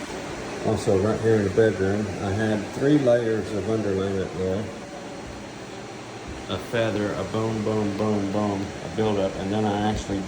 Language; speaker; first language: English; native; English